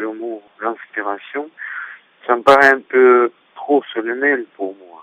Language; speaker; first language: French; non-native, fluent; Russian